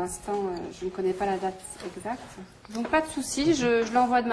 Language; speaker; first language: French; native; French